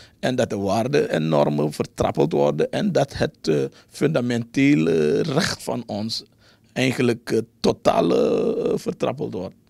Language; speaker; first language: Dutch; native; Dutch